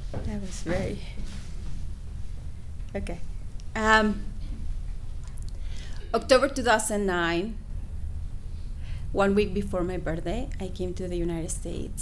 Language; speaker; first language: English; non-native, fluent; Spanish